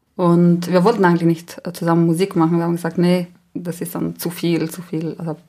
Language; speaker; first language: German; non-native, local second language; Ladin